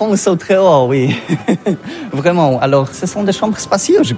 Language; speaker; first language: French; non-native, learner; Polish